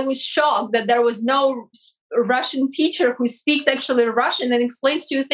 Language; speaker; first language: English; non-native, fluent; Russian